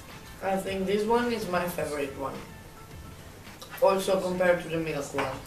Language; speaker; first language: English; non-native, fluent; Italian